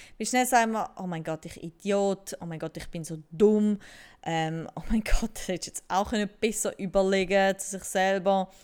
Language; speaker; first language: German; native; German